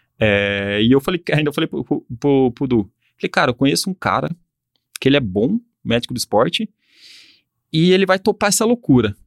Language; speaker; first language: Portuguese; native; Portuguese